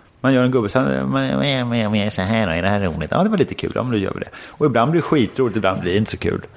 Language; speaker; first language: Swedish; native; Swedish